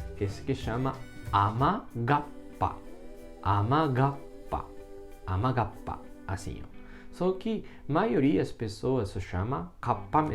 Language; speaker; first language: Portuguese; non-native, fluent; Japanese